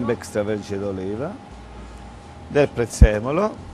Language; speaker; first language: Italian; native; Italian